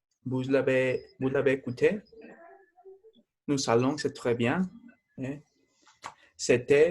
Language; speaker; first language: French; non-native, learner; Spanish